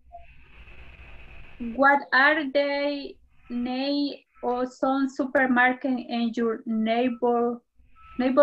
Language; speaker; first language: English; non-native, learner; Spanish